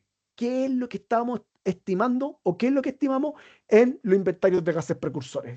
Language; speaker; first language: Spanish; native; Spanish